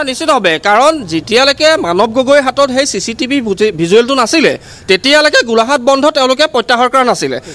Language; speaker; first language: Assamese; native; Assamese